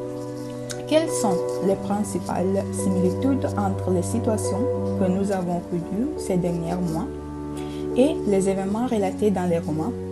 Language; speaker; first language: French; non-native, learner; Italian